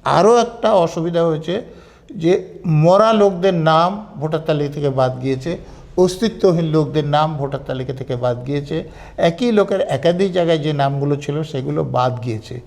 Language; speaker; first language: Bangla; native; Bangla